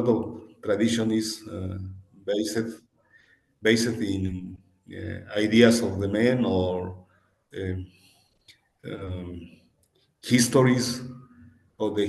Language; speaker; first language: English; non-native, learner; Spanish